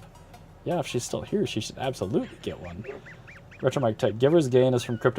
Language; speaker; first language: English; native; English